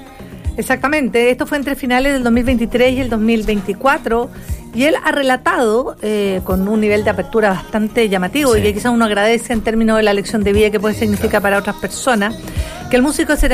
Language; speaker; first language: Spanish; native; Spanish